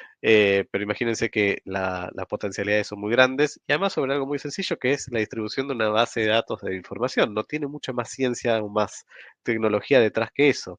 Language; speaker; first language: Spanish; native; Spanish